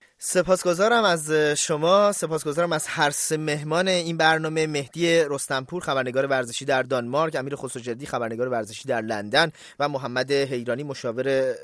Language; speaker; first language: Persian; native; Persian